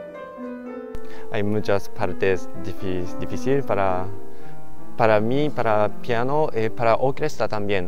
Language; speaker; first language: Spanish; non-native, learner; Japanese